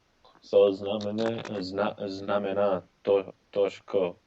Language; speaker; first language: Czech; non-native, learner; English